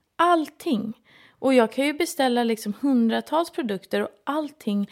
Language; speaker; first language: Swedish; native; Swedish